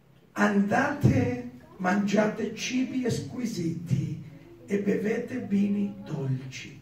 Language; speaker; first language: Italian; non-native, learner; Spanish